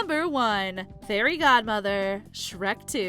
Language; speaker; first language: English; native; English